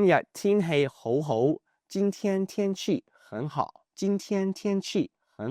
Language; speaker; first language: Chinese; non-native, fluent; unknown